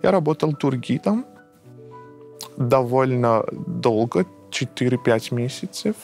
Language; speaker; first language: Russian; non-native, fluent; Persian